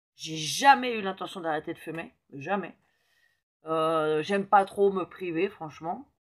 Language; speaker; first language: French; native; French